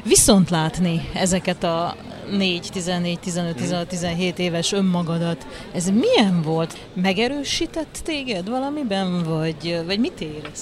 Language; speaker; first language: Hungarian; native; Hungarian